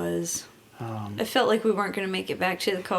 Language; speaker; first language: English; native; English